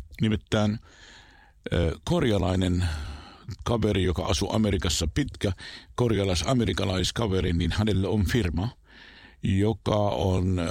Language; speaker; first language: Finnish; non-native, fluent; Arabic